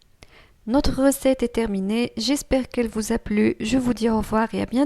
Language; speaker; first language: French; non-native, local second language; Arabic